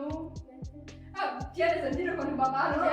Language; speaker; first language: Spanish; non-native, fluent; German